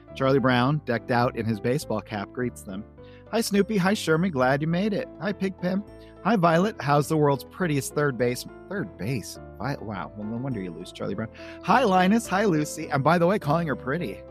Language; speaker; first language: English; native; English